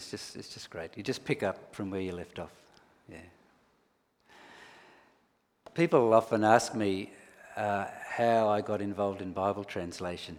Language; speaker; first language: English; native; English